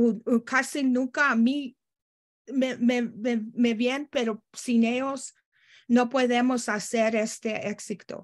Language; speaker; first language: Spanish; non-native, learner; English